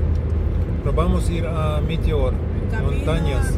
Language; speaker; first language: Spanish; non-native, learner; Russian